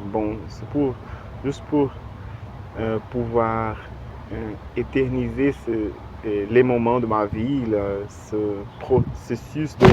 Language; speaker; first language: French; non-native, fluent; Portuguese